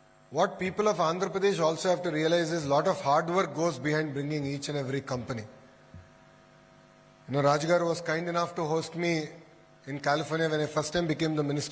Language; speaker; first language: English; non-native, local second language; Telugu